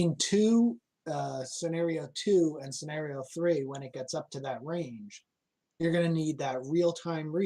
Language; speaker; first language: English; native; English